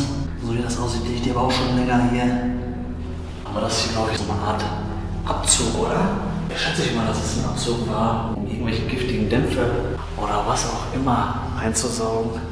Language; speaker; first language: German; native; German